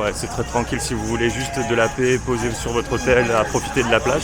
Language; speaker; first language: French; native; French